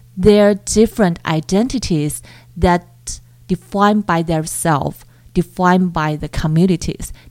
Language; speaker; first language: English; non-native, fluent; Chinese